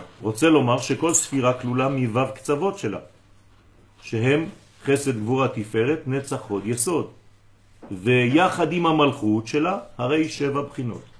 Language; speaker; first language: Hebrew; non-native, fluent; French